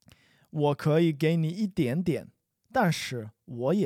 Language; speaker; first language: Chinese; non-native, fluent; English